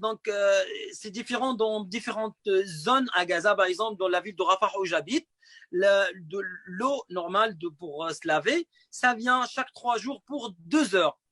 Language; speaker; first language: French; non-native, fluent; Arabic